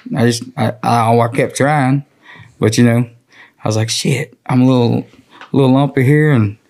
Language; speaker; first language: English; native; English